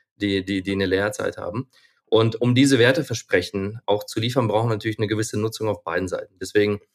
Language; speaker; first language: German; non-native, fluent; Ukrainian